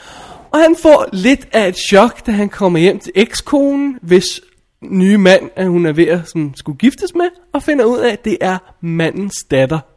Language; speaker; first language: Danish; native; Danish